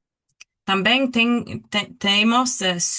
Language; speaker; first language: Portuguese; non-native, learner; English